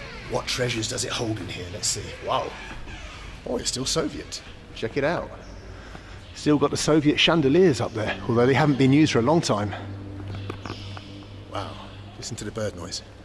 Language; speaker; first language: English; native; English